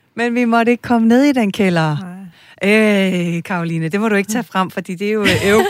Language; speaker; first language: Danish; native; Danish